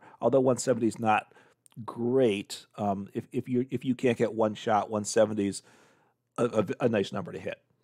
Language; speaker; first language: English; native; English